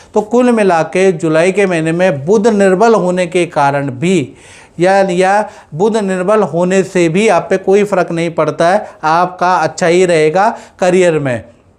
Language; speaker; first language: Hindi; non-native, local second language; Gujarati